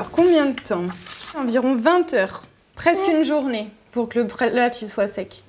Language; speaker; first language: French; native; French